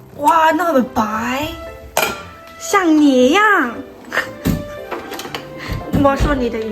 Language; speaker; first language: Chinese; early bilingual, heritage; English